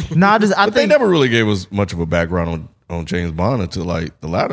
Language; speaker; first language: English; native; English